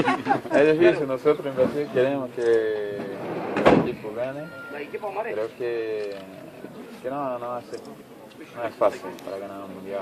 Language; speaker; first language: Spanish; non-native, learner; Portuguese